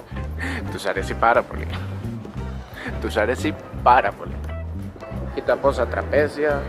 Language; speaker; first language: Greek; non-native, learner; Spanish